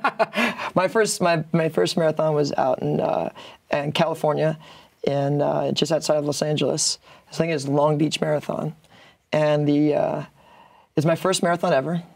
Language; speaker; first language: English; native; English